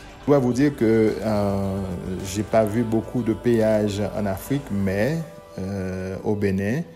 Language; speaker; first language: French; non-native, local second language; Haitian Creole